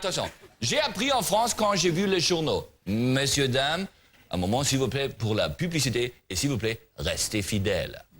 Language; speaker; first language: French; non-native, learner; German